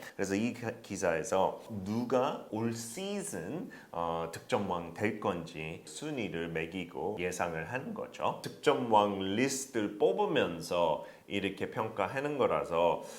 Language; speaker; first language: Korean; non-native, fluent; English